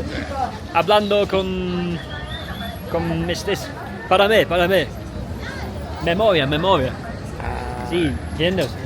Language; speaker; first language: Spanish; non-native, learner; Italian